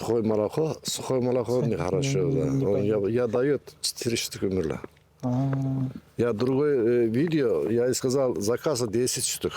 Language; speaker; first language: Russian; non-native, learner; Turkish